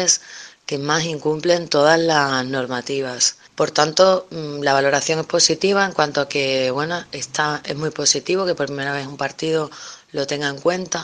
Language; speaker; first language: Spanish; native; Spanish